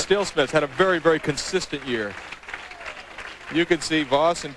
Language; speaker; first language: English; native; English